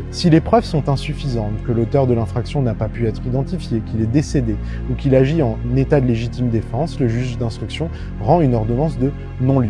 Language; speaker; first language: French; native; French